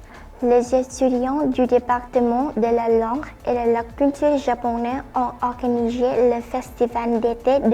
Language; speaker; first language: French; non-native, fluent; Vietnamese